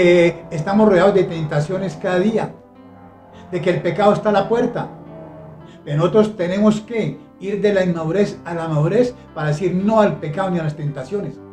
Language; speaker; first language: Spanish; native; Spanish